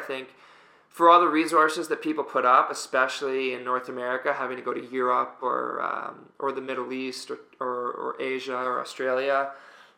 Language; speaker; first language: English; native; English